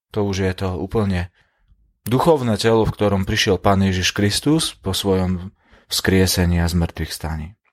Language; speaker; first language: Slovak; native; Slovak